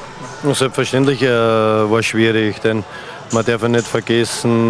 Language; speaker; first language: German; native; German